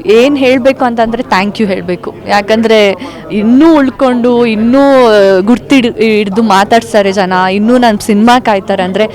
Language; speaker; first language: Kannada; non-native, local second language; Tulu